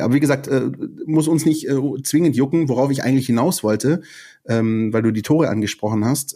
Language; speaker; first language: German; native; German